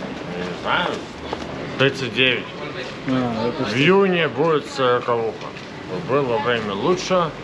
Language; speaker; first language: Russian; native; Russian